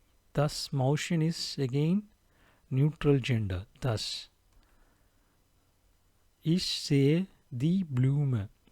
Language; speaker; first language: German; non-native, fluent; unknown